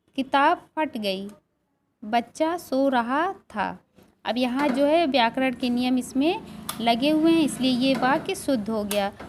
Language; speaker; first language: Hindi; native; Hindi